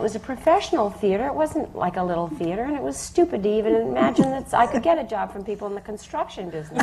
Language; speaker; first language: English; native; English